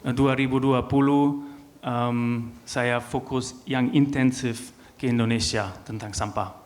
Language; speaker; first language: Indonesian; non-native, learner; German